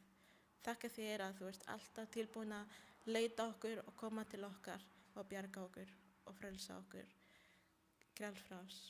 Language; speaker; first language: Icelandic; non-native, learner; Spanish